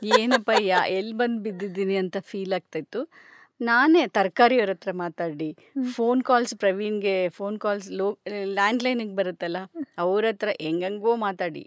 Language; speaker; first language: Kannada; non-native, local second language; Malayalam